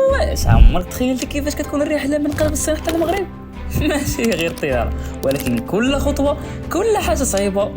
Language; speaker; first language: Arabic; native; Arabic